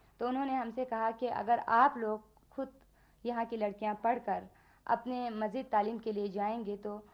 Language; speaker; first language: Urdu; non-native, local second language; Balti